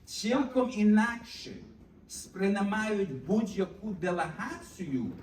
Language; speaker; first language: Ukrainian; early bilingual, heritage; Ukrainian